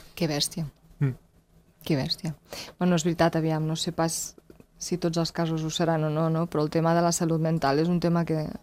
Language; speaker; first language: Catalan; native; Catalan